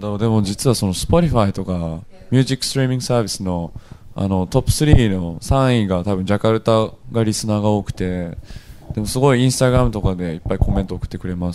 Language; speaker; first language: Japanese; native; Japanese